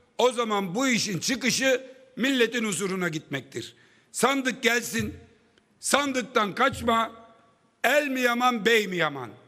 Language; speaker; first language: Turkish; native; Turkish